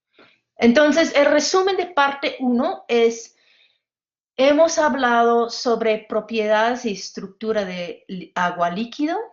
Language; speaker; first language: Spanish; non-native, fluent; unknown